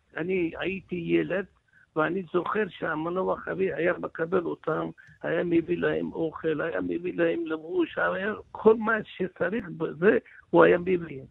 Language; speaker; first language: Hebrew; non-native, local second language; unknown